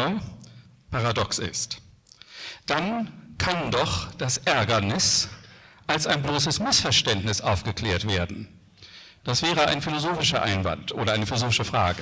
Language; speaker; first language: German; native; German